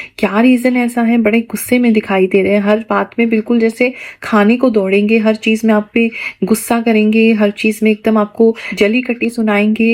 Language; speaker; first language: Hindi; native; Hindi